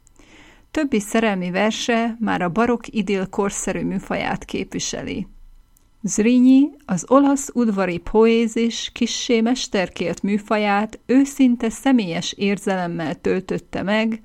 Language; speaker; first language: Hungarian; native; Hungarian